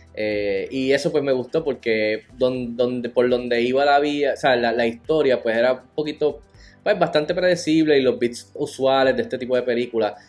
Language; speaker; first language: Spanish; native; Spanish